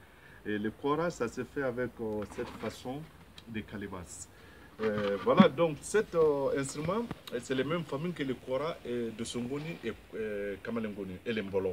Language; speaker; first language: French; non-native, local second language; Bambara